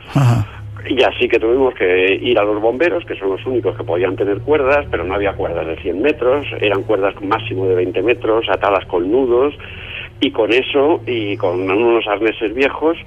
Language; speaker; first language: Spanish; native; Spanish